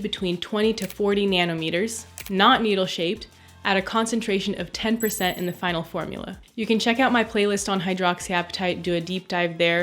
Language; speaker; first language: English; native; English